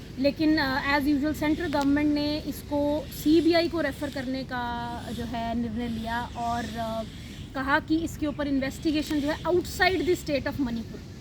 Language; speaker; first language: Hindi; non-native, local second language; Punjabi